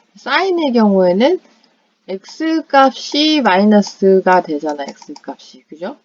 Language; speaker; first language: Korean; non-native, fluent; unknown